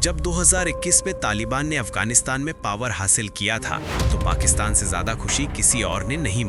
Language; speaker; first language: Hindi; native; Hindi